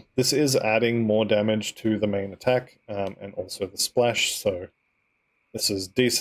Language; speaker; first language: English; native; English